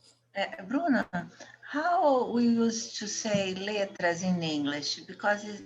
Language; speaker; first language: English; non-native, learner; Portuguese